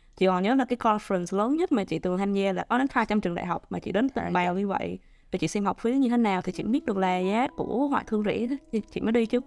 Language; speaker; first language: Vietnamese; native; Vietnamese